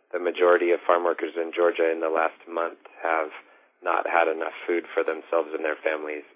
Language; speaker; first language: English; native; English